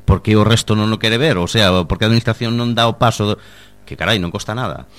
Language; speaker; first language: Galician; native; Galician